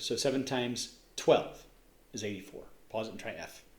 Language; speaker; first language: English; native; English